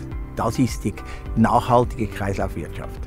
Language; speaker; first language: German; native; German